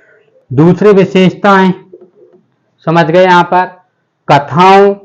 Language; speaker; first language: Hindi; native; Hindi